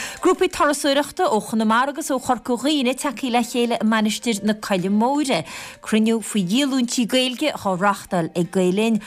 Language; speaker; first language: Irish; native; Irish